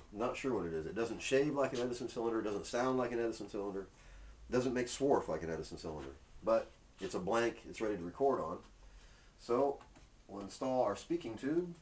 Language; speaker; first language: English; native; English